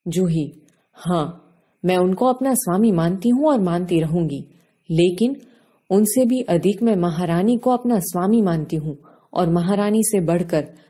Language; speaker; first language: Hindi; non-native, local second language; Gujarati